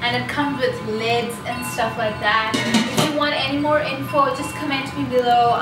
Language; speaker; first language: English; non-native, local second language; Hindi